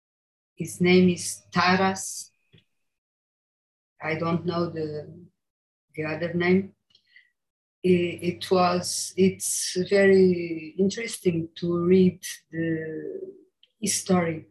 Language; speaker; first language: English; non-native, learner; Portuguese